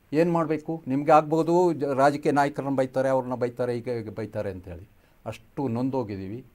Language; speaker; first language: Kannada; non-native, local second language; Kodava